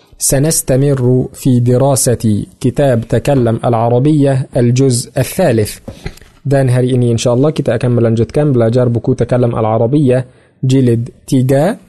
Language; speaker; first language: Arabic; non-native, fluent; Indonesian